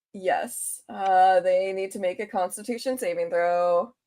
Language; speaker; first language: English; native; English